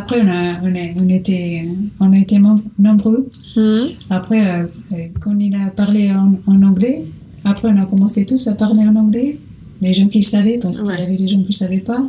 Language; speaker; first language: French; non-native, learner; Portuguese